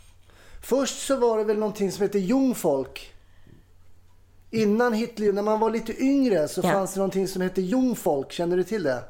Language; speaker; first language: Swedish; native; Swedish